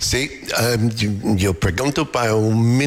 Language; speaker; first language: Spanish; non-native, learner; English